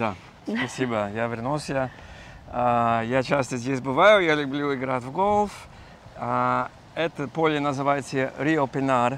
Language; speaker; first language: Russian; non-native, fluent; English